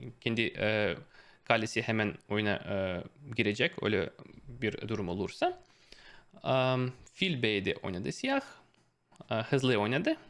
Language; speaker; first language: Turkish; non-native, fluent; Russian